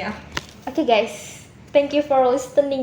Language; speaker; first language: English; non-native, learner; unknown